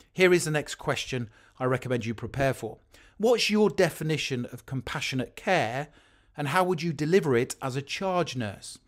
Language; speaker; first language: English; native; English